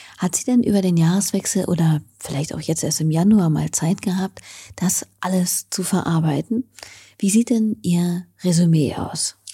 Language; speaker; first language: German; native; German